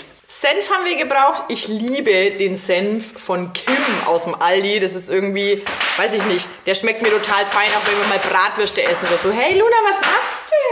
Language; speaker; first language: German; native; German